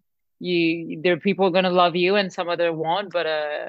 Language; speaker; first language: English; non-native, fluent; French